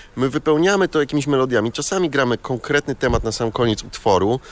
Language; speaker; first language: Polish; non-native, fluent; Portuguese